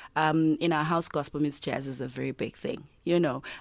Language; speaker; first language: English; non-native, local second language; Zulu